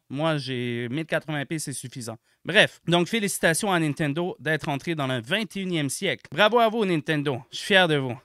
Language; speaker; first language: French; native; French